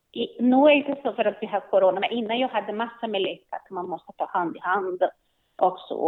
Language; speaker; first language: Swedish; non-native, learner; Portuguese